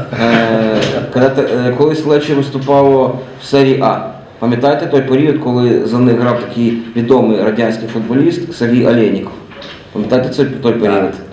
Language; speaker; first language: Ukrainian; native; Ukrainian